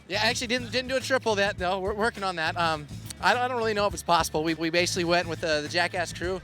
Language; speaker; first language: English; native; English